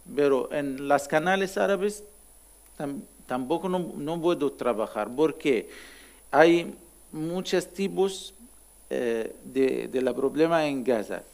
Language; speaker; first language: Spanish; non-native, learner; Arabic